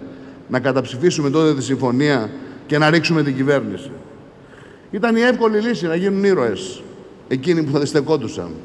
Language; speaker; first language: Greek; native; Greek